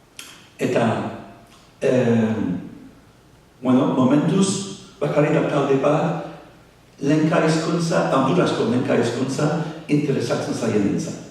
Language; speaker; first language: Basque; non-native, fluent; English